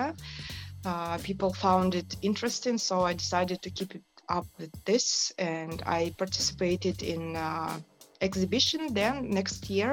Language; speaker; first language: English; non-native, fluent; Yakut